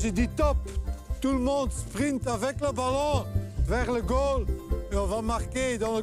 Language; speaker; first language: French; non-native, local second language; Dutch